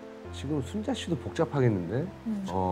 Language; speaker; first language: Korean; native; Korean